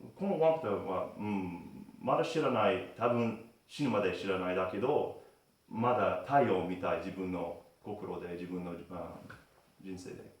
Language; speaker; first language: Japanese; non-native, learner; English